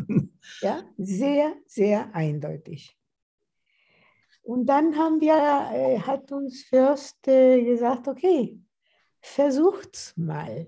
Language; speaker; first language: German; non-native, fluent; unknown